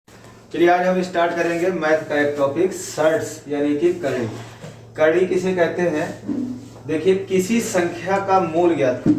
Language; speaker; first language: Hindi; native; Hindi